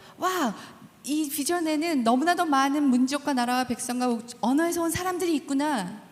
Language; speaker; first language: Korean; native; Korean